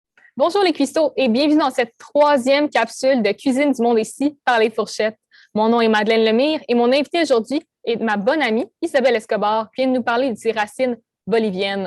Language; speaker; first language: French; native; French